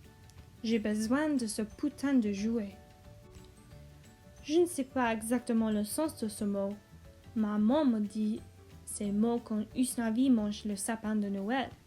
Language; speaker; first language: French; non-native, learner; English